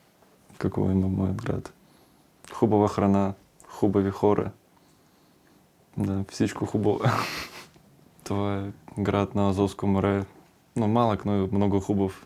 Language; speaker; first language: Bulgarian; non-native, learner; Russian